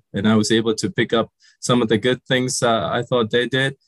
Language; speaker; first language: English; early bilingual, other home language; Sinhala